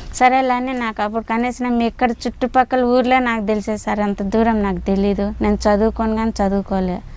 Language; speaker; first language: Telugu; native; Telugu